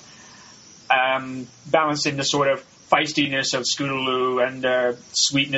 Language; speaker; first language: English; native; English